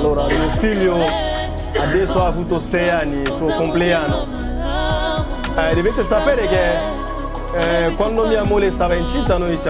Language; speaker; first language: Italian; non-native, fluent; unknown